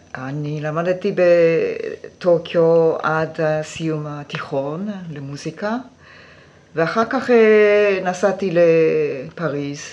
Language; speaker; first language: Hebrew; non-native, fluent; Japanese